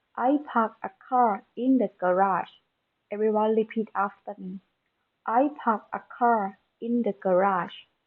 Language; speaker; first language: English; non-native, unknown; Thai